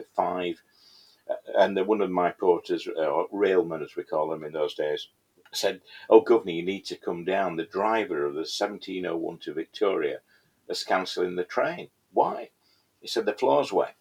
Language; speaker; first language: English; native; English